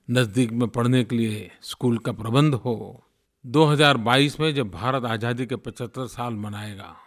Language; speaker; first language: Hindi; non-native, local second language; Gujarati